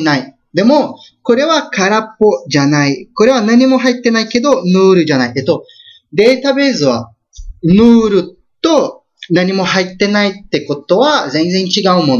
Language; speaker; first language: Japanese; non-native, fluent; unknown